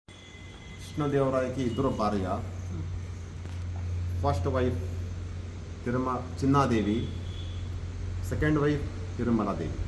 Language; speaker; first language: Telugu; non-native, local second language; Kannada